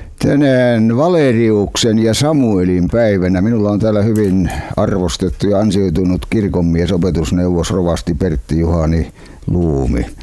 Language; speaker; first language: Finnish; native; Finnish